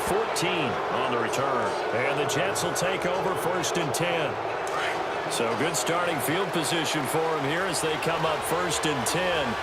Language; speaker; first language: English; native; English